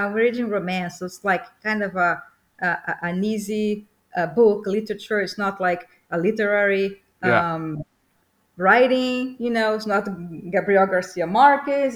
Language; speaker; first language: English; non-native, fluent; Portuguese